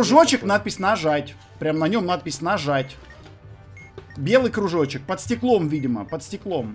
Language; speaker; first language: Russian; native; Russian